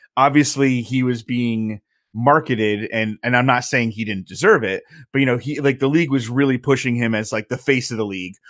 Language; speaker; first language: English; native; English